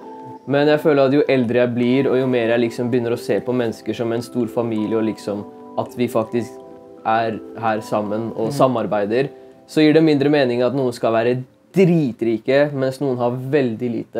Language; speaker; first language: Norwegian; native; Norwegian